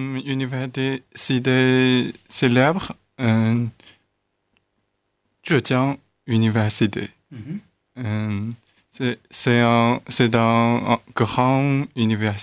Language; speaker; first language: French; non-native, learner; Chinese